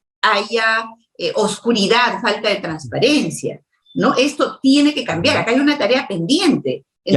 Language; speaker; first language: Spanish; native; Spanish